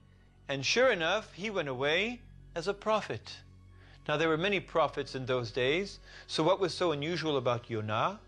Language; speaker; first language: English; native; English